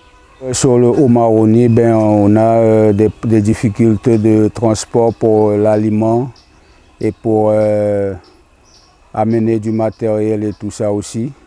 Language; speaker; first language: French; non-native, local second language; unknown